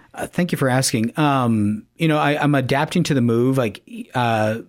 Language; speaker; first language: English; native; English